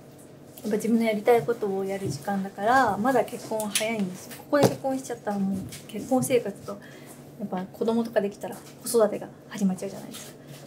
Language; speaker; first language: Japanese; native; Japanese